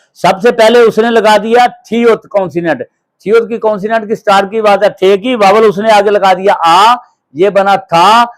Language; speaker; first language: Urdu; native; Urdu